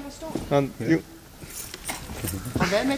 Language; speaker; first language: Danish; non-native, learner; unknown